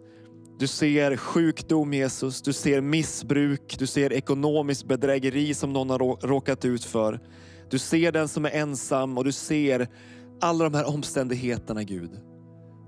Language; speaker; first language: Swedish; native; Swedish